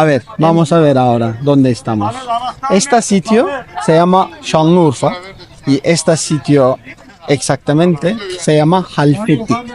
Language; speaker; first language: Spanish; non-native, learner; Turkish